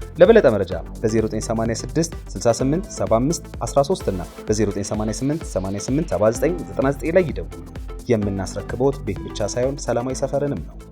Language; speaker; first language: Amharic; native; Amharic